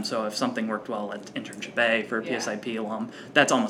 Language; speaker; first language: English; native; English